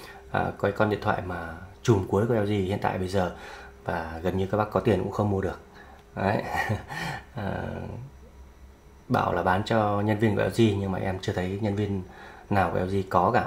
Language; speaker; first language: Vietnamese; native; Vietnamese